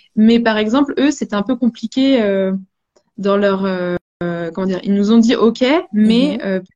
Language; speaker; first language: French; native; French